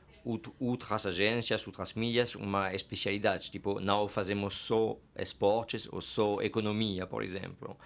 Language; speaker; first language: Portuguese; non-native, fluent; French